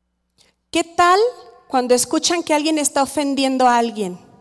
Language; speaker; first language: Spanish; native; Spanish